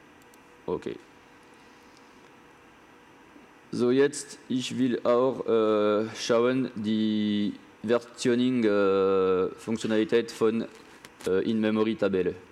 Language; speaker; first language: German; non-native, learner; French